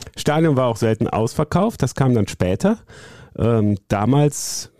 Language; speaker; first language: German; native; German